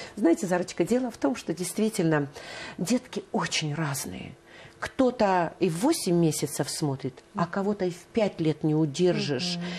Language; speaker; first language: Russian; native; Russian